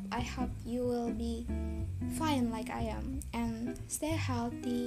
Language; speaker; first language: English; non-native, learner; Indonesian